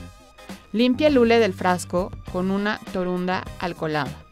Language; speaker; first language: Spanish; native; Spanish